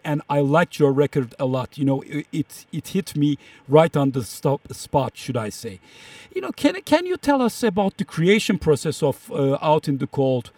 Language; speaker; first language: English; non-native, fluent; Turkish